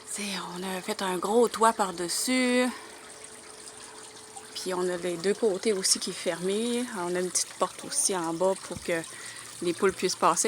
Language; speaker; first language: French; native; French